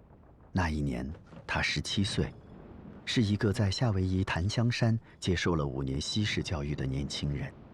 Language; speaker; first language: Chinese; native; Chinese